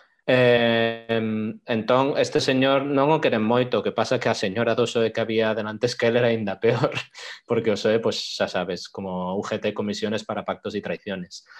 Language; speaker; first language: Galician; non-native, local second language; Spanish